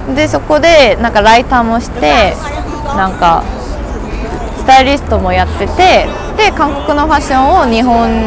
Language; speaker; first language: Japanese; non-native, fluent; Korean